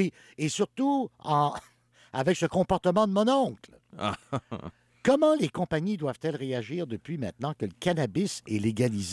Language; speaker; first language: French; native; French